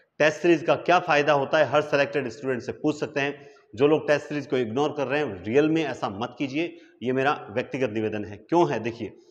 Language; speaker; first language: Hindi; native; Hindi